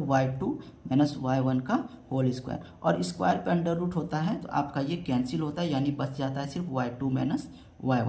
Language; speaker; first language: Hindi; native; Hindi